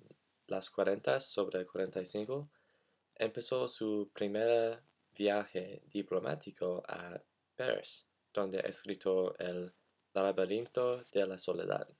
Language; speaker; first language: Spanish; non-native, learner; English